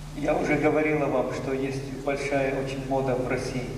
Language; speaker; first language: Russian; native; Russian